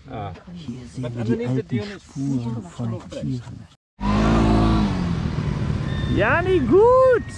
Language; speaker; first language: German; native; German